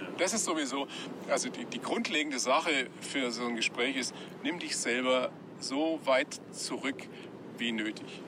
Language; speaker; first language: German; native; German